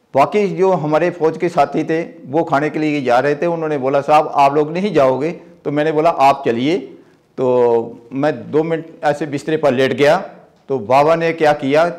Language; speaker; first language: Hindi; native; Hindi